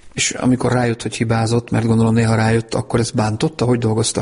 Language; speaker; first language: Hungarian; native; Hungarian